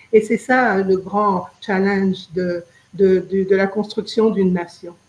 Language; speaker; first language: French; native; French